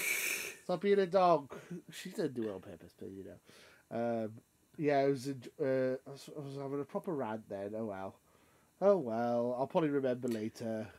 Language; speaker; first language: English; native; English